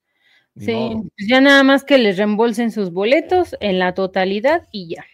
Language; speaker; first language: Spanish; native; Spanish